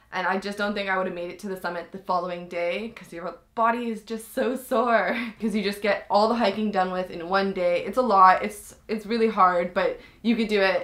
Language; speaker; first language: English; native; English